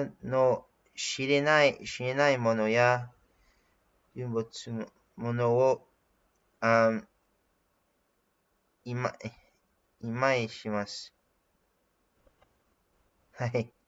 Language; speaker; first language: Japanese; non-native, learner; English